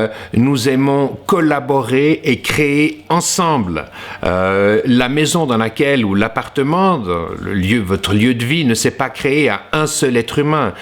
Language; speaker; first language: French; native; French